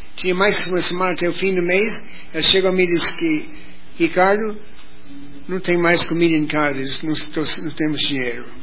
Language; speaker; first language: Portuguese; non-native, fluent; English